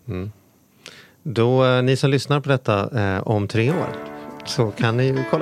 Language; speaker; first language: Swedish; native; Swedish